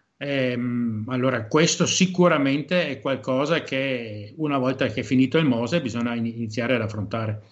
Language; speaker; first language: Italian; non-native, fluent; German